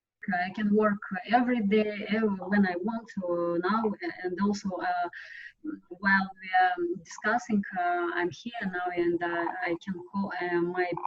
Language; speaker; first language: English; non-native, learner; Russian